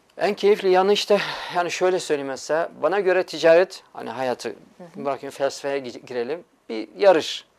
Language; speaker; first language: Turkish; early bilingual, heritage; Turkish